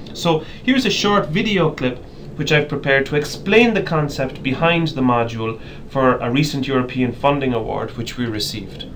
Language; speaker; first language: English; native; English